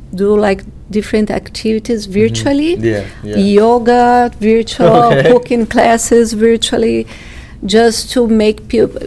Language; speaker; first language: English; non-native, fluent; Portuguese